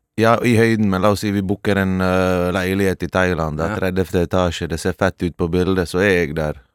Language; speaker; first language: Norwegian; early bilingual, other home language; Bosnian